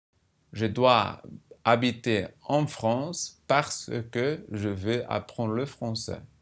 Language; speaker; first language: French; non-native, fluent; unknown